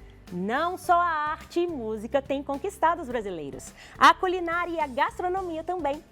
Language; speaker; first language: Portuguese; native; Portuguese